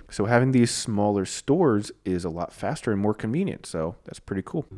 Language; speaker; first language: English; native; English